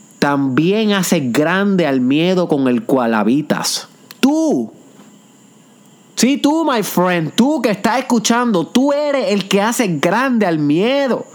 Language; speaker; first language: Spanish; native; Spanish